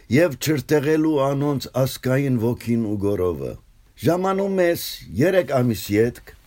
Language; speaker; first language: Armenian; early bilingual, heritage; Armenian